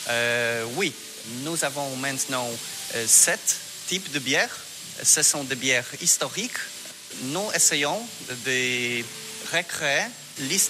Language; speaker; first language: French; non-native, learner; Polish